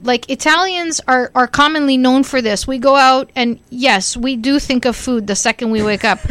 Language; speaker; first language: English; early bilingual, other home language; Italian